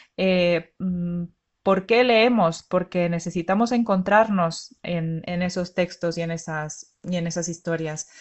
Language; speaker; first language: Spanish; native; Spanish